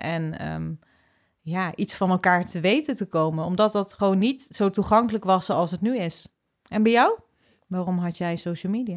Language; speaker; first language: Dutch; native; Dutch